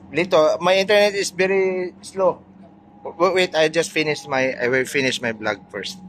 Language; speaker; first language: English; non-native, local second language; Filipino